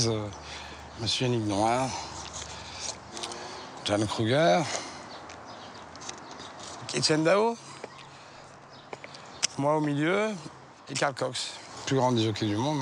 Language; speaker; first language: French; native; French